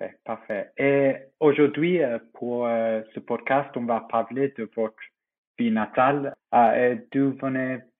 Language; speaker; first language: French; non-native, fluent; English